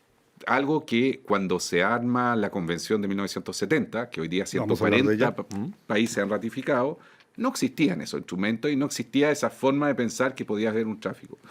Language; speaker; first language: Spanish; native; Spanish